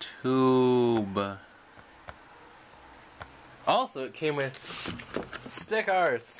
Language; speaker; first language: English; native; English